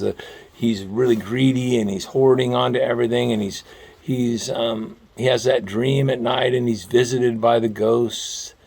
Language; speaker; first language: English; native; English